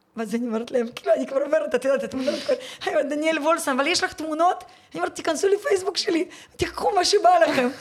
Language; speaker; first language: Hebrew; early bilingual, other home language; Russian